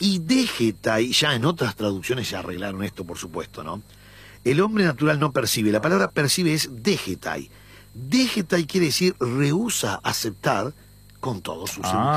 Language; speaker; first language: Spanish; native; Spanish